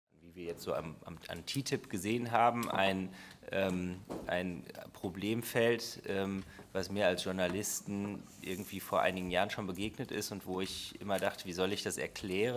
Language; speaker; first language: German; native; German